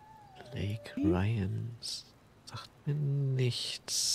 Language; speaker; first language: German; native; German